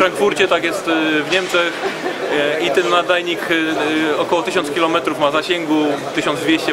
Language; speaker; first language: Polish; native; Polish